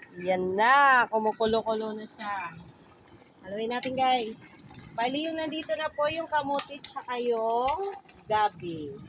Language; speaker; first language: Filipino; non-native, local second language; Waray